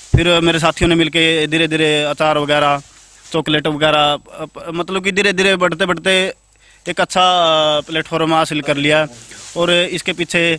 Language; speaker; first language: Hindi; native; Hindi